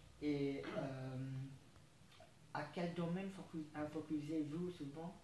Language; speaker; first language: French; non-native, fluent; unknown